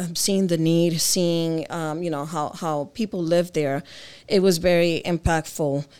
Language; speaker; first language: English; native; English